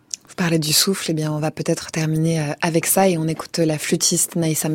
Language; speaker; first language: French; native; French